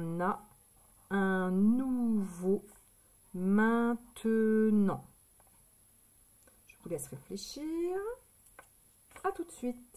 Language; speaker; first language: French; native; French